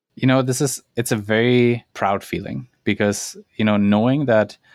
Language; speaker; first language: English; non-native, fluent; German